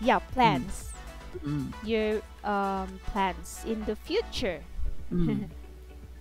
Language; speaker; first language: English; non-native, fluent; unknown